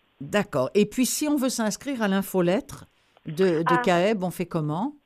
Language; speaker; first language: French; native; French